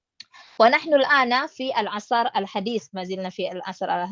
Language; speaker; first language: Arabic; non-native, fluent; Indonesian